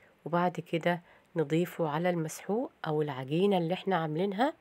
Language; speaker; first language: Arabic; native; Arabic